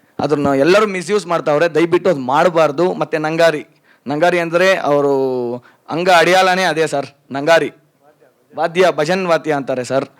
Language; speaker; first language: Kannada; non-native, local second language; Lambadi